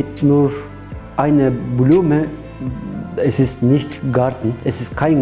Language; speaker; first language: German; non-native, learner; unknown